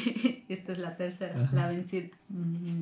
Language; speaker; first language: Spanish; native; Spanish